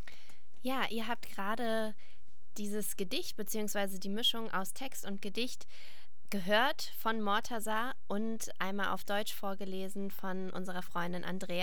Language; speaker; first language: German; native; German